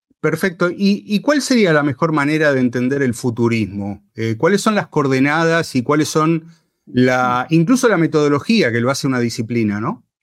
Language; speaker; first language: Spanish; native; Spanish